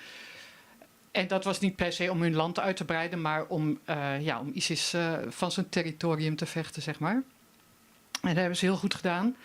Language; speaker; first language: Dutch; native; Dutch